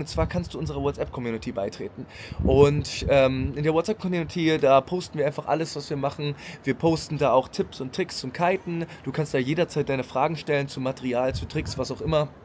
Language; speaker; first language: German; native; German